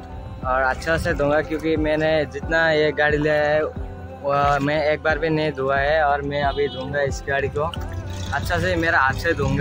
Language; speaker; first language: Hindi; non-native, local second language; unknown